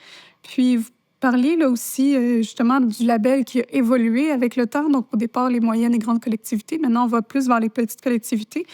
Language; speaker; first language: French; native; French